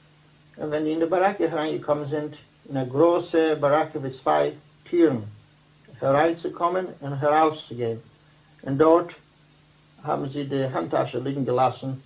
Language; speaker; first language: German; non-native, fluent; Dutch